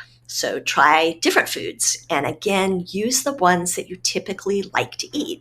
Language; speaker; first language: English; native; English